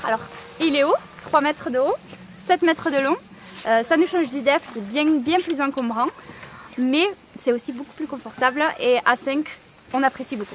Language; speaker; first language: French; native; French